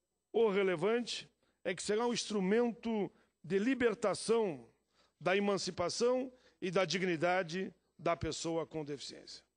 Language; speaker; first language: Portuguese; native; Portuguese